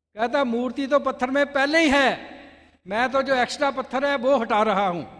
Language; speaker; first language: Hindi; non-native, local second language; Punjabi